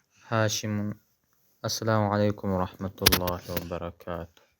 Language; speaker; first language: Arabic; non-native, fluent; Pashto